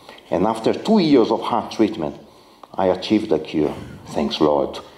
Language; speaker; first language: English; non-native, fluent; Portuguese